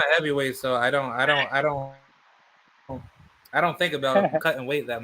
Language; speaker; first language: English; native; English